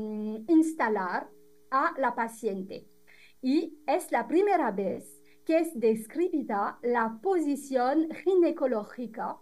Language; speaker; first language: Spanish; non-native, fluent; French